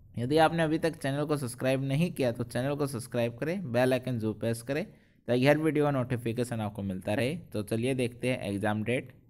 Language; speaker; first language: Hindi; native; Hindi